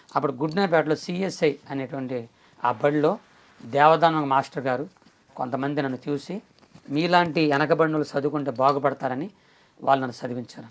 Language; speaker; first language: Telugu; non-native, local second language; Koya